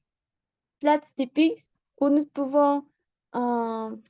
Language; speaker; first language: French; non-native, learner; Spanish